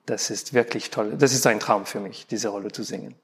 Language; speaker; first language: German; non-native, learner; French